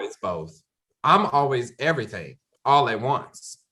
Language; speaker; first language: English; native; English